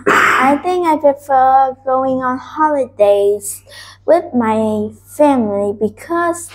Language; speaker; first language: English; non-native, learner; Vietnamese